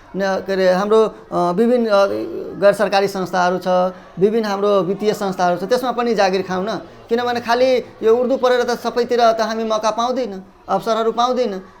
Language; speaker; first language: Nepali; non-native, local second language; Maithili